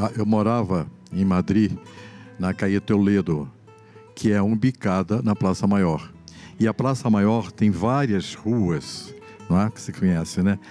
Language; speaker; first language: Portuguese; early bilingual, other home language; Spanish